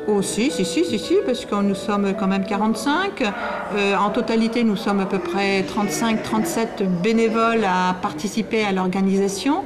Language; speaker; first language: French; native; French